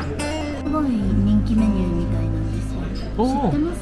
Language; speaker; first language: Japanese; native; Japanese